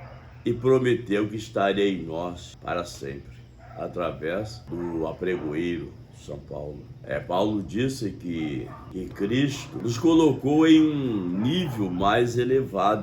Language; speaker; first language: Portuguese; native; Portuguese